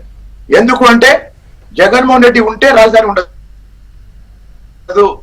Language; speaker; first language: Telugu; native; Telugu